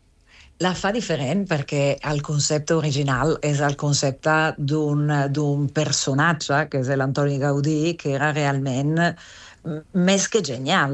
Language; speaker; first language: Catalan; non-native, fluent; Italian